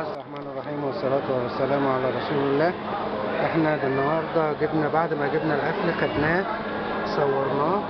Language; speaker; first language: Arabic; native; Arabic